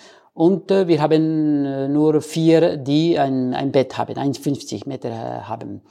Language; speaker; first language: German; non-native, learner; Spanish